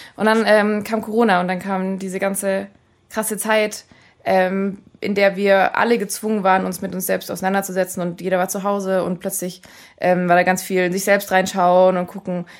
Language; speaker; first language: German; native; German